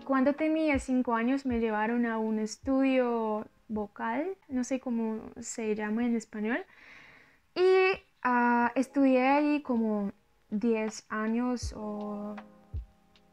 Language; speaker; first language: Spanish; non-native, learner; Russian